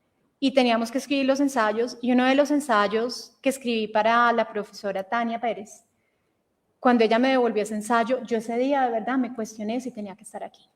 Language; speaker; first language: Spanish; native; Spanish